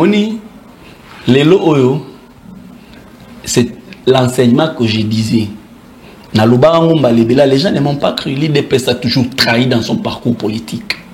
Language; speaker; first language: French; non-native, local second language; Lingala